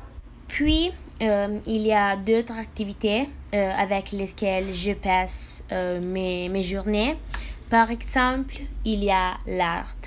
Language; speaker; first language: French; non-native, fluent; Italian